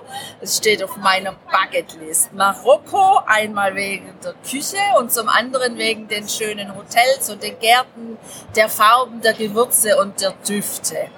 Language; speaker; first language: German; native; German